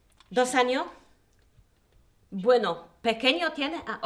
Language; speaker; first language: Spanish; non-native, learner; Polish